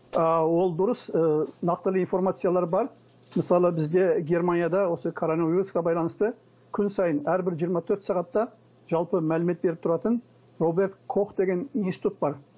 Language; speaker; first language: Kazakh; early bilingual, heritage; Kazakh